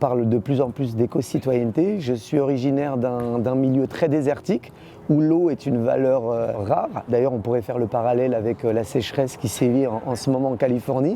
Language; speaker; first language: French; early bilingual, other home language; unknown